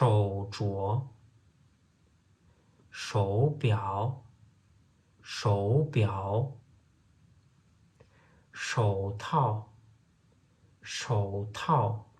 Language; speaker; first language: Chinese; non-native, fluent; Turkmen